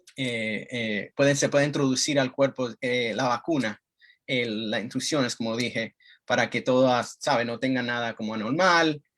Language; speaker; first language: Spanish; early bilingual, heritage; Spanish